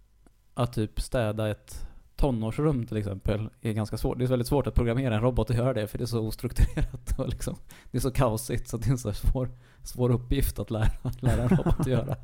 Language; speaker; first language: Swedish; native; Swedish